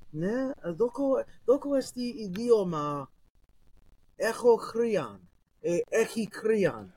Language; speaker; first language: Greek; non-native, learner; English